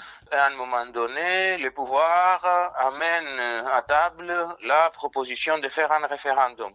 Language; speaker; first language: French; non-native, fluent; Greek